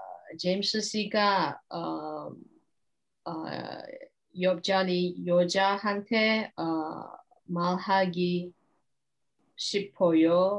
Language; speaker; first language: Korean; non-native, learner; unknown